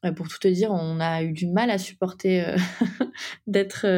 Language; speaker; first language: French; native; French